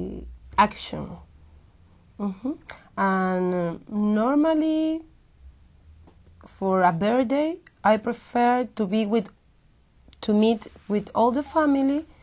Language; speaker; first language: English; non-native, learner; Spanish